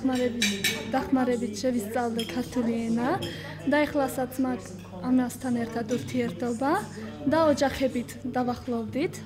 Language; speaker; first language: Georgian; non-native, local second language; Armenian